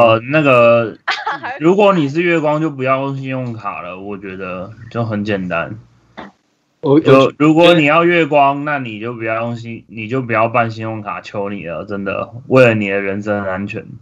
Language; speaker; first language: Chinese; native; Chinese